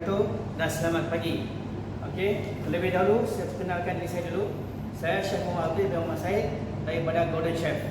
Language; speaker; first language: Malay; native; Malay